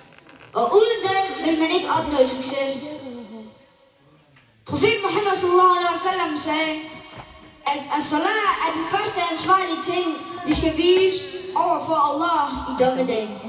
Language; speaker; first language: Danish; non-native, learner; Malay